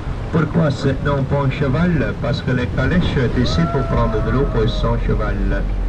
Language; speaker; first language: French; non-native, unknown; Dutch